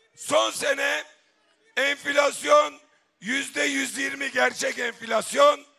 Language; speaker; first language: Turkish; native; Turkish